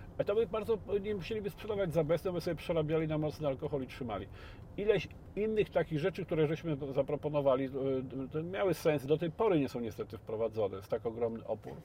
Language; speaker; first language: Polish; native; Polish